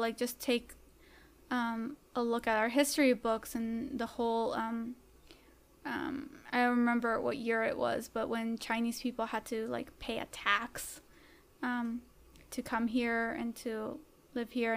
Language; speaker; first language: English; native; English